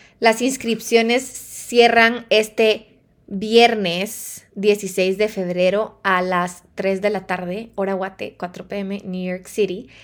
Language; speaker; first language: Spanish; early bilingual, heritage; Spanish